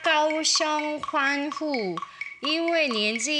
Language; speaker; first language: Chinese; non-native, fluent; Thai